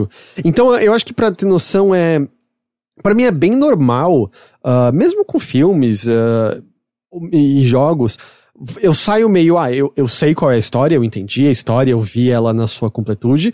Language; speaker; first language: Portuguese; native; Portuguese